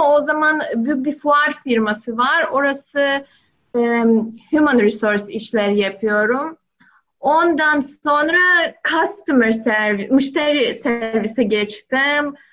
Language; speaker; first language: Turkish; non-native, learner; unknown